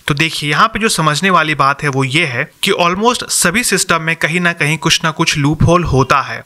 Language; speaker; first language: Hindi; native; Hindi